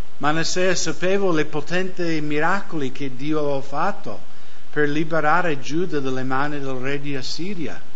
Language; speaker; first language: Italian; non-native, fluent; English